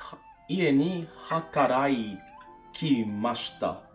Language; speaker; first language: Japanese; non-native, learner; English